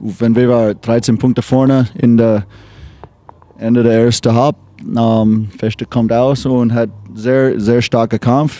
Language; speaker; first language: German; non-native, learner; English